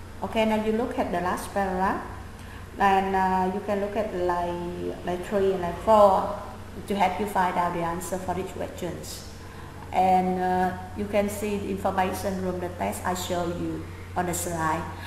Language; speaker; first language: English; non-native, fluent; Vietnamese